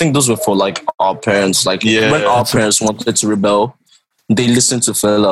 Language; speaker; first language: English; non-native, local second language; Yoruba